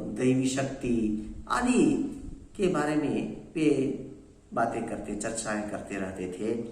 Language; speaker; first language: Hindi; non-native, local second language; Kannada